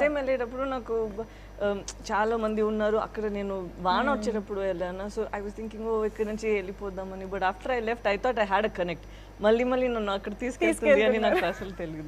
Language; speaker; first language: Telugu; non-native, fluent; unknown